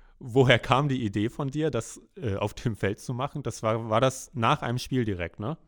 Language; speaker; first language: German; native; German